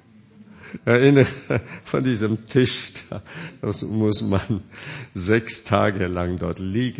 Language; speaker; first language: German; non-native, fluent; Korean